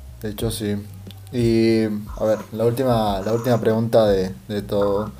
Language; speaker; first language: Spanish; native; Spanish